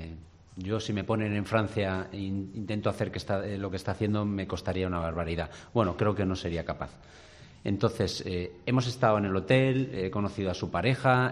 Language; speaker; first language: Spanish; native; Spanish